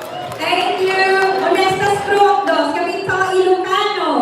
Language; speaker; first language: Swedish; non-native, fluent; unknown